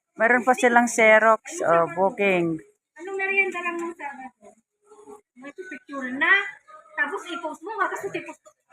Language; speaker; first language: Filipino; non-native, local second language; Iloko